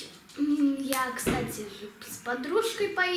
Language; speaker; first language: Russian; early bilingual, heritage; Lithuanian